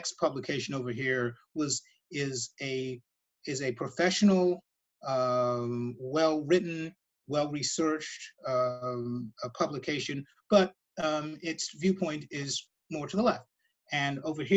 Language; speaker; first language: English; native; English